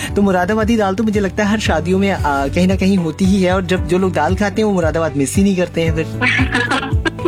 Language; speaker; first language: Hindi; native; Hindi